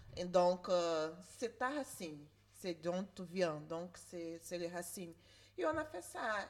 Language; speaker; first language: French; non-native, learner; Portuguese